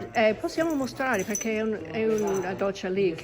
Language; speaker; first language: Italian; non-native, learner; English